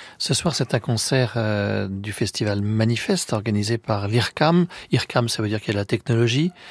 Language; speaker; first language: French; native; French